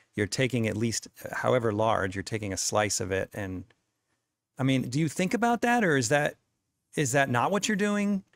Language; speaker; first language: English; native; English